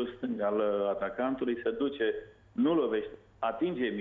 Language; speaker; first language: Romanian; native; Romanian